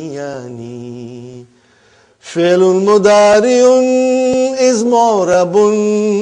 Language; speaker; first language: Arabic; non-native, fluent; English